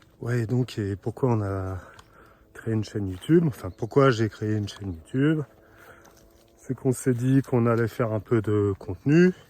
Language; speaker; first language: French; native; French